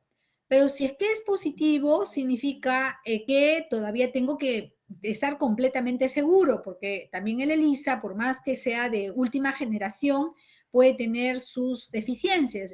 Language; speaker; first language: Spanish; native; Spanish